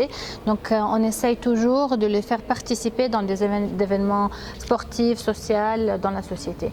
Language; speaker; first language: French; non-native, fluent; Arabic